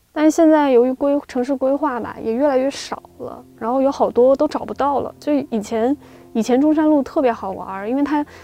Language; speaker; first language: Chinese; native; Chinese